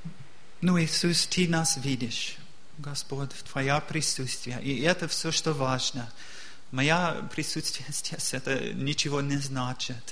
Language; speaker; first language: Russian; non-native, learner; English